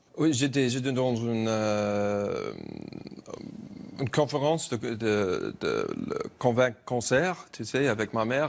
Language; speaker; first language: French; non-native, fluent; English